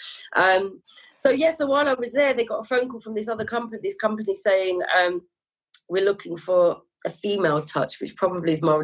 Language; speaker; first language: English; native; English